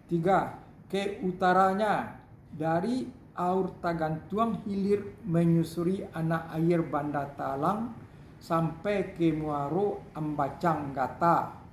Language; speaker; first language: Indonesian; non-native, local second language; Minangkabau